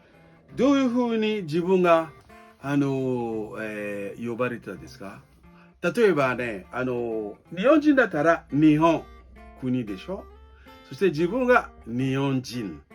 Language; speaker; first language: Japanese; non-native, fluent; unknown